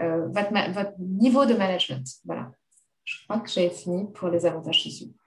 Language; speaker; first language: French; native; French